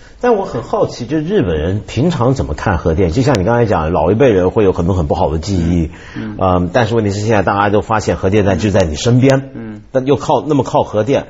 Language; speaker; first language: Chinese; non-native, local second language; Cantonese